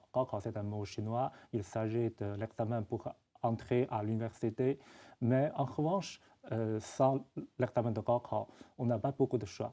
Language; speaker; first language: French; non-native, fluent; Chinese